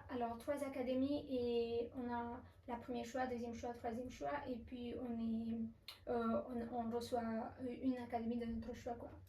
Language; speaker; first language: French; non-native, fluent; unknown